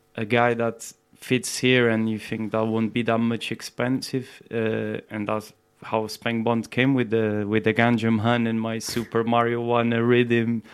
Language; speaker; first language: English; non-native, fluent; Portuguese